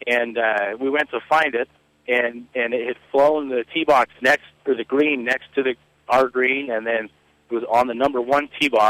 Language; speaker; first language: English; native; English